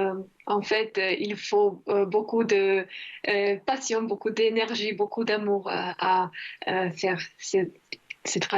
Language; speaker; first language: French; non-native, fluent; Croatian